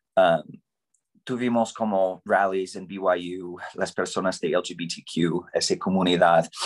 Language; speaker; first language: Spanish; non-native, fluent; English